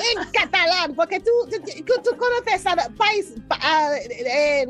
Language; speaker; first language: Spanish; non-native, fluent; French